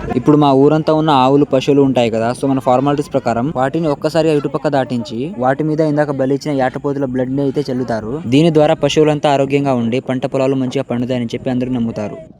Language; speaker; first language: Telugu; non-native, local second language; Lambadi